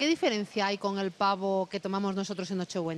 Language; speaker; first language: Spanish; native; Spanish